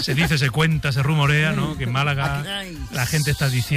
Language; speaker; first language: Spanish; native; Spanish